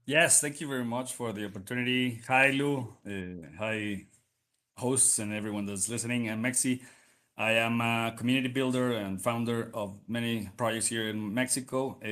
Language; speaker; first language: English; non-native, fluent; Spanish